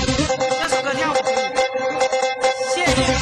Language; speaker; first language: Chinese; native; Chinese